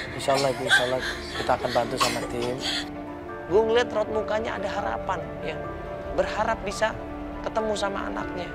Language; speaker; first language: Indonesian; native; Indonesian